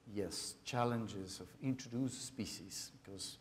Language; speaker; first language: English; non-native, fluent; Spanish